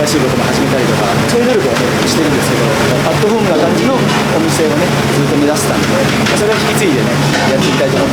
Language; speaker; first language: Japanese; native; Japanese